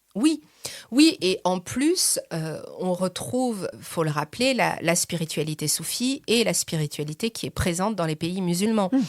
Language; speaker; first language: French; early bilingual, other home language; Persian